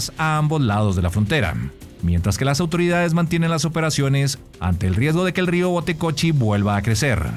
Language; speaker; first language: Spanish; native; Spanish